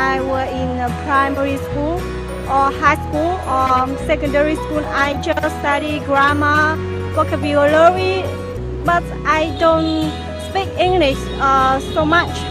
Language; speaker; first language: English; non-native, learner; Vietnamese